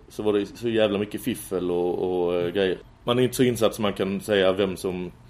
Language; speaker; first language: Swedish; native; Swedish